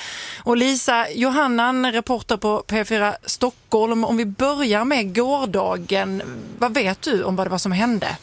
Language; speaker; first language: Swedish; native; Swedish